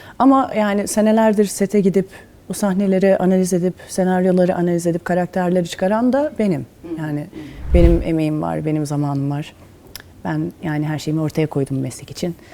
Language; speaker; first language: Turkish; native; Turkish